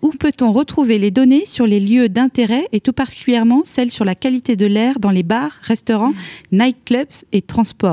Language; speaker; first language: French; native; French